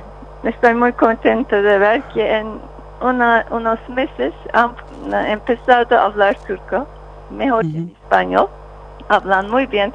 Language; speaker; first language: Spanish; non-native, fluent; Turkish